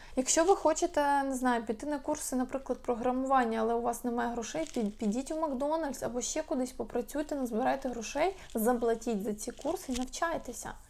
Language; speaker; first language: Ukrainian; non-native, local second language; Russian